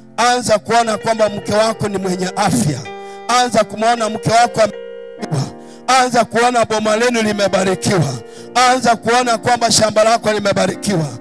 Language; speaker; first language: Swahili; non-native, local second language; Luyia